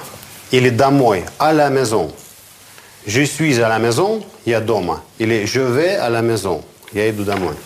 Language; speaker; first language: French; non-native, fluent; Russian